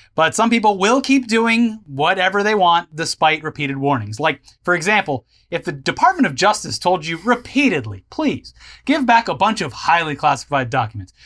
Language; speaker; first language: English; native; English